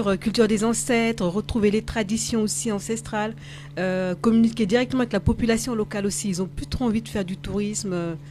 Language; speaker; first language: French; early bilingual, other home language; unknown